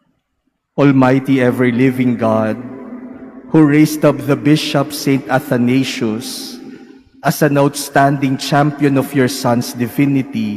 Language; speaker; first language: English; non-native, local second language; Filipino